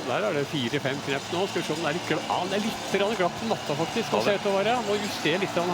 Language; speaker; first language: Norwegian; native; Norwegian